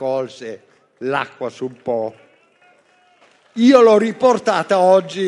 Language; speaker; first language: Italian; native; Italian